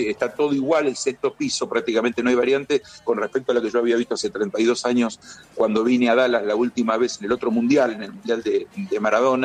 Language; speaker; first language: Spanish; native; Spanish